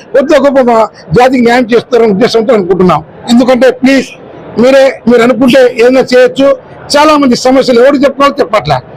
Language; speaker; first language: Telugu; non-native, local second language; Lambadi